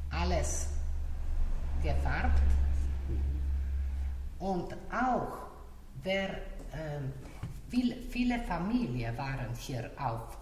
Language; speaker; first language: German; non-native, learner; Slovenian